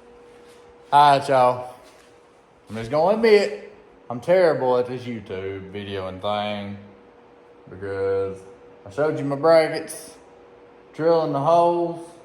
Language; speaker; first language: English; native; English